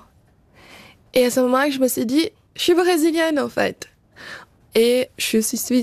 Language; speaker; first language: French; early bilingual, other home language; Portuguese